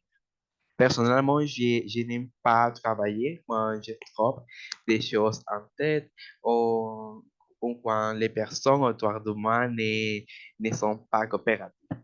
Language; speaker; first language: French; non-native, learner; Spanish